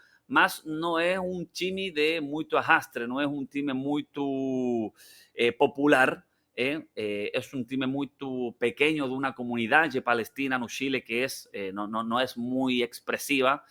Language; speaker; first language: Portuguese; non-native, learner; Spanish